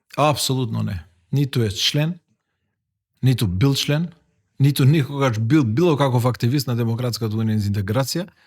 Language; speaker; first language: Macedonian; non-native, local second language; Albanian